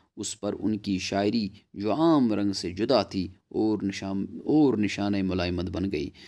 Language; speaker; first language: Urdu; non-native, local second language; Kashmiri